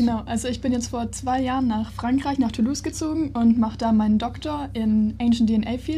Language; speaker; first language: German; native; German